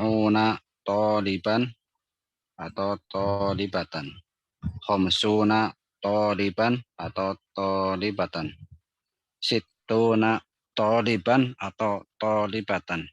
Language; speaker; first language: Arabic; non-native, learner; Indonesian